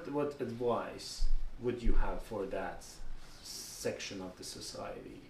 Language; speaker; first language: English; non-native, fluent; Persian